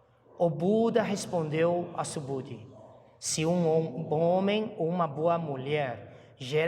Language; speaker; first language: Portuguese; non-native, fluent; Chinese